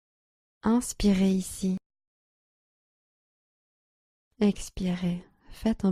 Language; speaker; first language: French; native; French